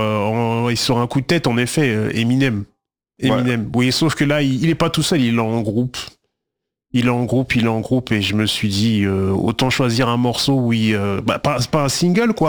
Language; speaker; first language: French; native; French